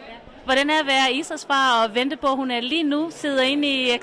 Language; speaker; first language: Danish; native; Danish